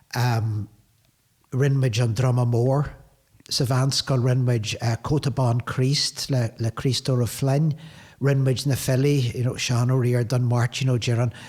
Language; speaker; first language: Irish; non-native, local second language; English